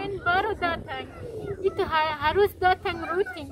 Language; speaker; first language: Indonesian; non-native, learner; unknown